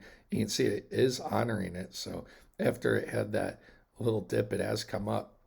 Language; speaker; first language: English; native; English